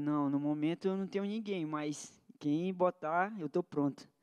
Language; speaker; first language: Portuguese; native; Portuguese